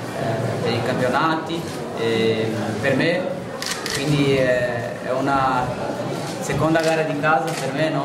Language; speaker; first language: Italian; non-native, fluent; Portuguese